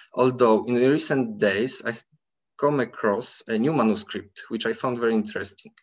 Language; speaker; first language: English; non-native, fluent; Polish